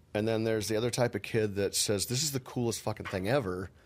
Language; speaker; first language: English; native; English